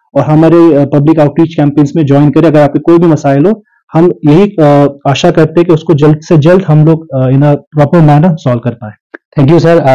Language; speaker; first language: Hindi; non-native, local second language; Sherpa